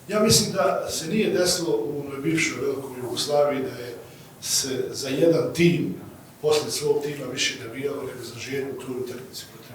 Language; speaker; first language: Bosnian; native; Bosnian